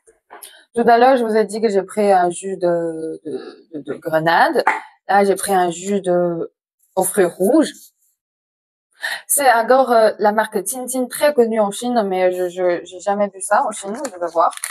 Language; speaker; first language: French; non-native, fluent; Chinese